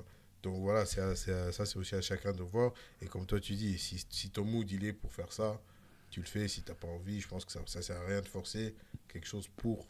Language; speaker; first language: French; native; French